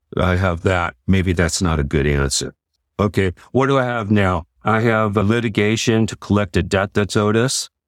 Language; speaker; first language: English; native; English